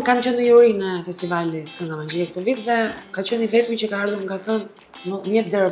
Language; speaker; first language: Albanian; native; Albanian